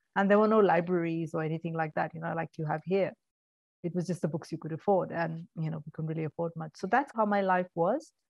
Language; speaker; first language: English; non-native, local second language; Malayalam